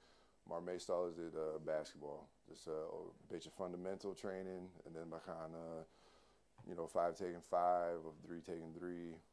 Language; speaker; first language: Dutch; non-native, learner; English